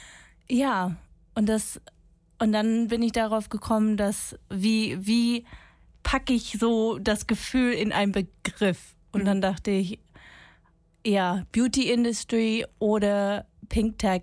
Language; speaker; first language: German; non-native, fluent; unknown